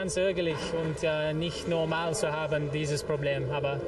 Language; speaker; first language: German; non-native, learner; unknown